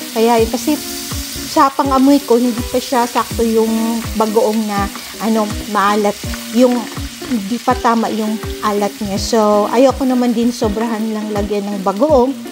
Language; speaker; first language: Filipino; non-native, local second language; Cebuano